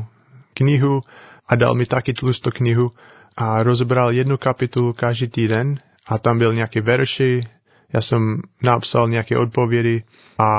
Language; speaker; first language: Czech; non-native, fluent; English